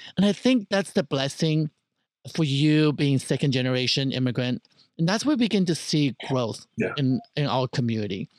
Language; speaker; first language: English; early bilingual, other home language; Chinese